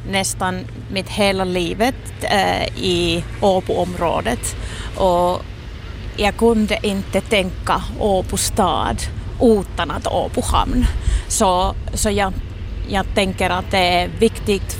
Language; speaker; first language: Swedish; non-native, local second language; Finnish